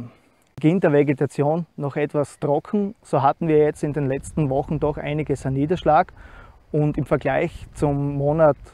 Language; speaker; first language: German; native; German